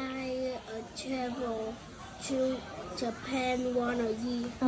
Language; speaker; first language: English; non-native, learner; Vietnamese